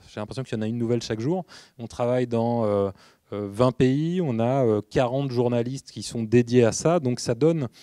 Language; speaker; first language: French; native; French